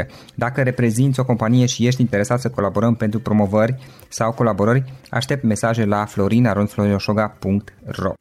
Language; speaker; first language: Romanian; native; Romanian